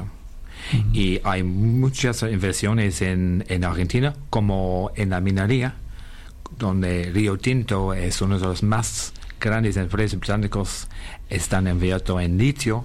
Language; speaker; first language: Spanish; non-native, fluent; English